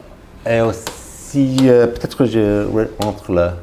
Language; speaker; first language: French; non-native, learner; English